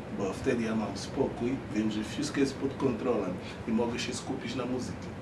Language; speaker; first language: Polish; non-native, fluent; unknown